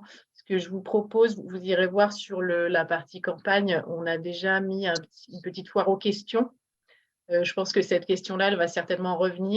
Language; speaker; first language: French; native; French